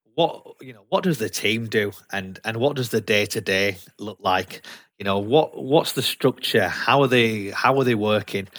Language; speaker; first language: English; native; English